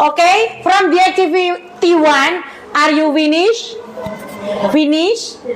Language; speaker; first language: English; non-native, learner; Indonesian